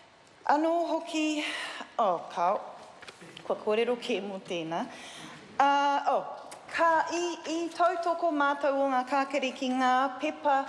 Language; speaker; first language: Māori; non-native, learner; English